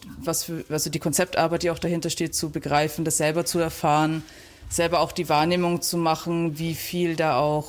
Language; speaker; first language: German; native; German